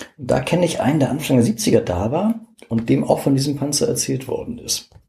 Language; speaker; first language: German; native; German